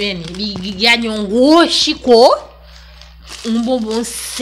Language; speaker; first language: Portuguese; non-native, learner; Haitian Creole